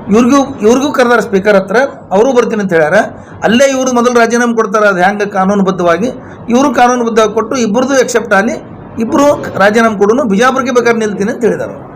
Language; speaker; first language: Kannada; native; Kannada